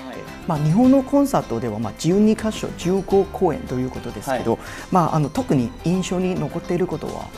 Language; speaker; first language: Japanese; non-native, fluent; Cantonese